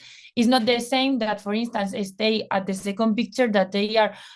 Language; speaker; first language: English; non-native, fluent; Spanish